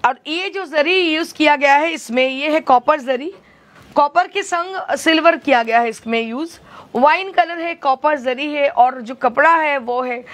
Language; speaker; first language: Hindi; non-native, local second language; Bangla